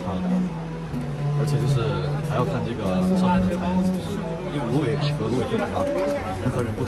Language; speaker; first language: Chinese; native; Chinese